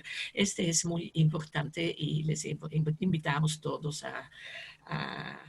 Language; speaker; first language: Spanish; non-native, fluent; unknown